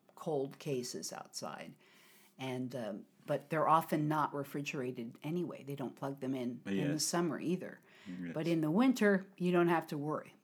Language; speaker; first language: English; native; English